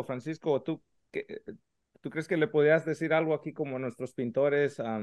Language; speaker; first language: Spanish; early bilingual, heritage; Spanish